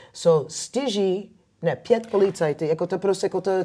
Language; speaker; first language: Czech; non-native, fluent; English